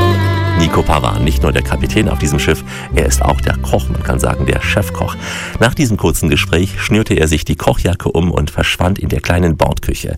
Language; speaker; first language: German; native; German